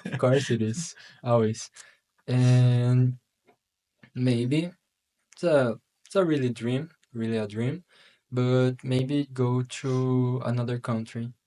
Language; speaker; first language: English; non-native, learner; Portuguese